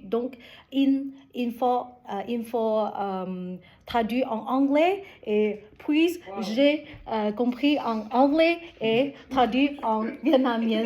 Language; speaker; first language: French; non-native, learner; Vietnamese